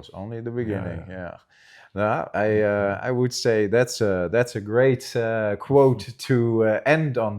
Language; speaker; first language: English; non-native, fluent; German